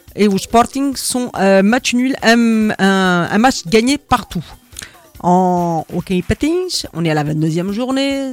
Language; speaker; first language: Portuguese; early bilingual, heritage; Portuguese